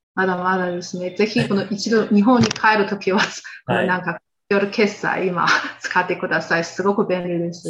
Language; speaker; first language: Japanese; non-native, fluent; Chinese